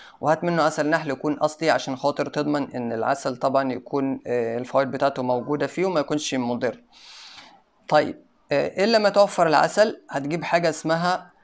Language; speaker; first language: Arabic; native; Arabic